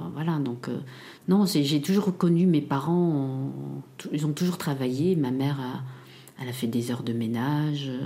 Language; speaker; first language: French; early bilingual, other home language; Khmer